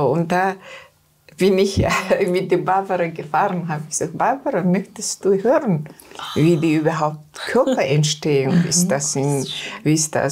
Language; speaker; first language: German; non-native, learner; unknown